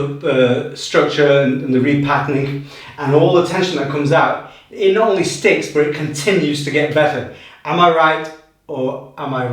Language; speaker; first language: English; native; English